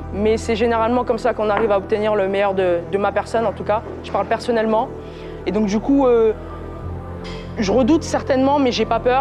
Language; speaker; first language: French; native; French